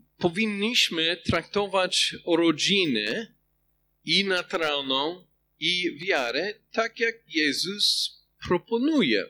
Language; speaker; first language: Polish; non-native, fluent; English